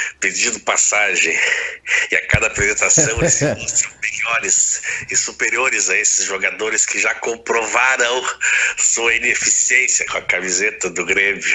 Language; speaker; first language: Portuguese; native; Portuguese